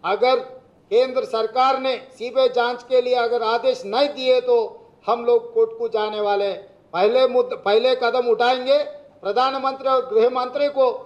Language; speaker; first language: Hindi; non-native, local second language; Telugu